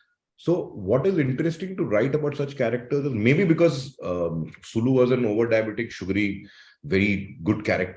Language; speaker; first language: English; non-native, local second language; Malayalam